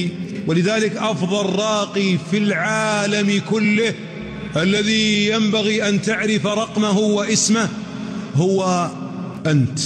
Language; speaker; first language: Arabic; native; Arabic